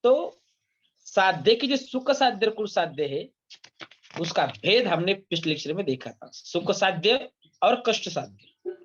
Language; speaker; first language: Hindi; non-native, local second language; Marathi